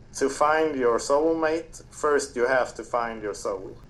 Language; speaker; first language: English; non-native, fluent; Swedish